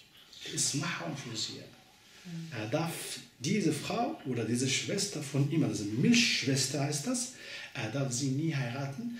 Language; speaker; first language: German; non-native, learner; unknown